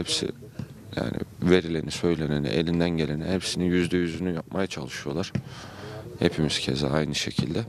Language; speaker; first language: Turkish; native; Turkish